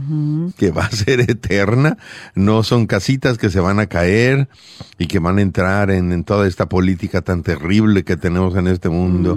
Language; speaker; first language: Spanish; native; Spanish